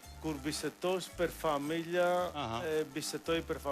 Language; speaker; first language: Albanian; non-native, learner; Greek